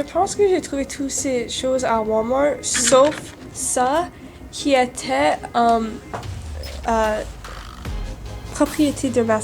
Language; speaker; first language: French; non-native, local second language; English